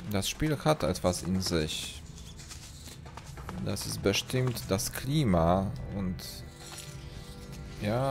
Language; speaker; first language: German; non-native, learner; Polish